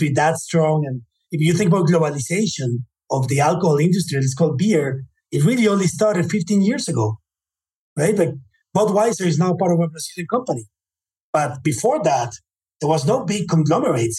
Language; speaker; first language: English; native; English